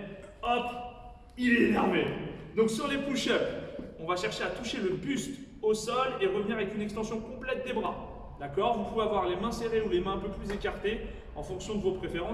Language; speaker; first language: French; native; French